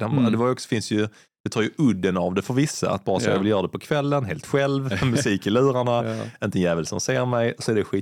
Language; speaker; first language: Swedish; native; Swedish